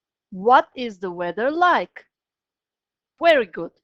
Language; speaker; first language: English; non-native, fluent; Turkish